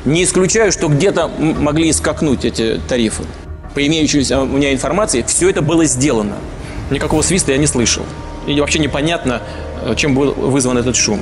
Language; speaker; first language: Russian; native; Russian